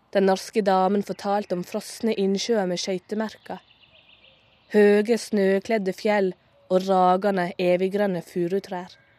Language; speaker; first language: Norwegian; native; Norwegian